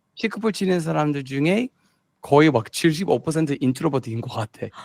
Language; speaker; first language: Korean; non-native, fluent; English